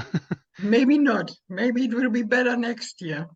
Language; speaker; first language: English; non-native, learner; German